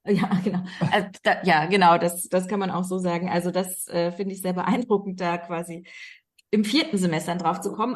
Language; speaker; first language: German; native; German